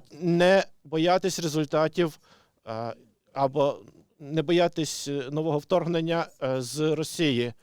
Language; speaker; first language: Ukrainian; non-native, local second language; Russian